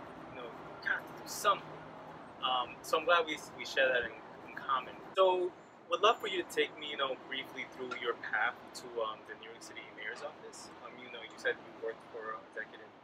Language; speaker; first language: English; early bilingual, other home language; Spanish